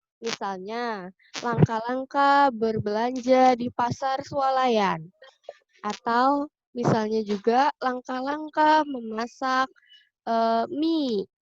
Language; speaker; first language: Indonesian; native; Indonesian